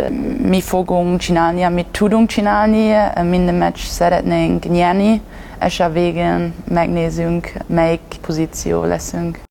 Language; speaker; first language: Hungarian; non-native, learner; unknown